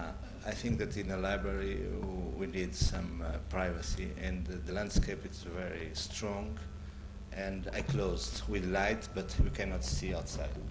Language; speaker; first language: English; non-native, learner; Portuguese